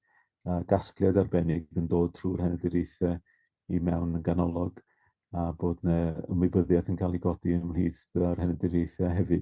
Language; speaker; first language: Welsh; native; Welsh